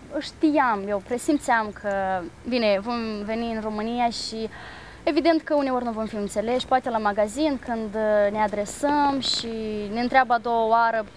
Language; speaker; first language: Romanian; native; Romanian